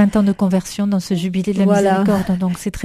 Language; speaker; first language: French; native; French